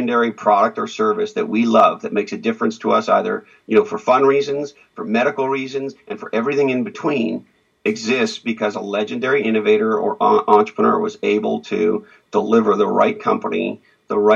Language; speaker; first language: English; native; English